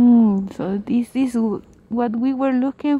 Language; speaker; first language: English; non-native, learner; Spanish